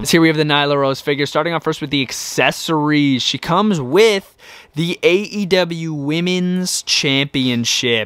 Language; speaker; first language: English; native; English